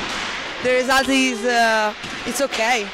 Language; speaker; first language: English; non-native, learner; Italian